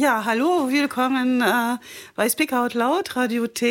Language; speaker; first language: German; non-native, fluent; French